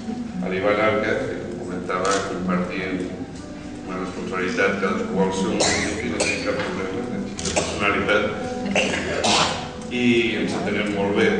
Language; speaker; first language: Catalan; non-native, local second language; Spanish